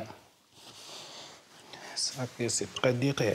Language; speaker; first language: French; non-native, learner; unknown